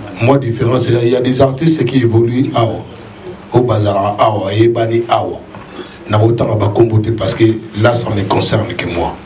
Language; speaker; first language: French; non-native, local second language; Lingala